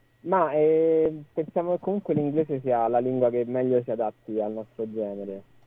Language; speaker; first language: Italian; native; Italian